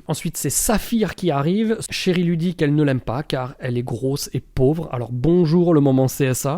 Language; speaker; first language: French; native; French